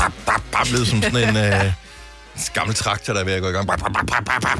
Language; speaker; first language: Danish; native; Danish